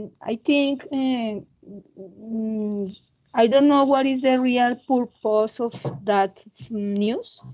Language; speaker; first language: English; non-native, learner; Spanish